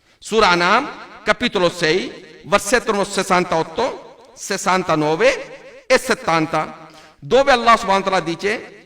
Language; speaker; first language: Italian; non-native, learner; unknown